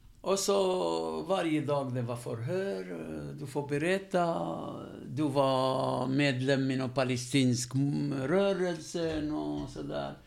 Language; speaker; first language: Swedish; non-native, fluent; Arabic